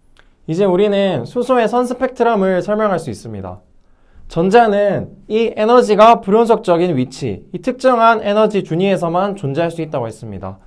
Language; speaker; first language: Korean; native; Korean